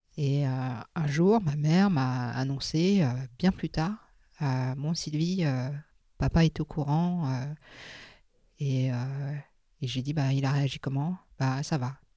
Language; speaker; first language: French; non-native, local second language; Min Nan Chinese